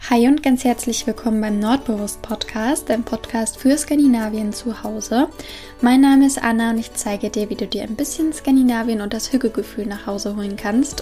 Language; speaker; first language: German; native; German